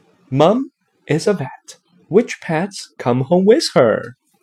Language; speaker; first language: English; non-native, fluent; Chinese